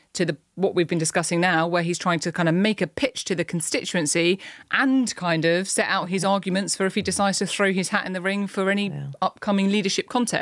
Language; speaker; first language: English; native; English